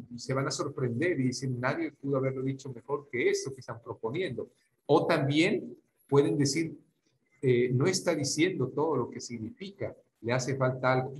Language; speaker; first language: Spanish; non-native, local second language; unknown